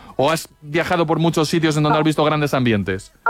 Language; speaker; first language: Spanish; native; Spanish